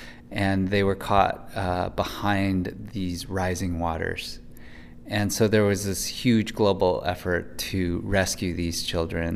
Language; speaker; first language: English; early bilingual, other home language; Chinese